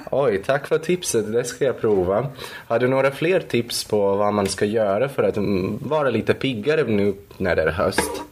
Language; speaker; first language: Swedish; non-native, fluent; Spanish